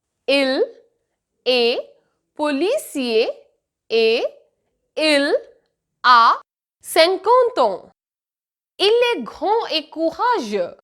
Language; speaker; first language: French; non-native, fluent; Hindi